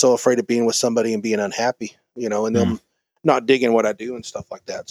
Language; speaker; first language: English; native; English